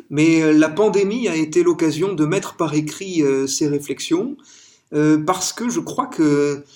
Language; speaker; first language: French; native; French